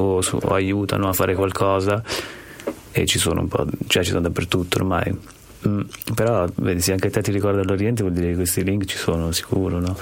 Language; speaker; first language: Italian; native; Italian